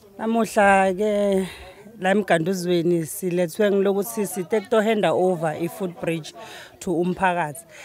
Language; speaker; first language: Zulu; non-native, local second language; Swati